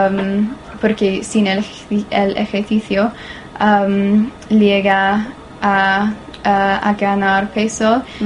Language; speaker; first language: Spanish; non-native, learner; English